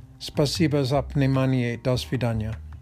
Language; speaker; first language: Russian; non-native, learner; Czech